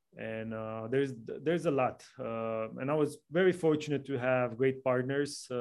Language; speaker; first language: English; non-native, fluent; Romanian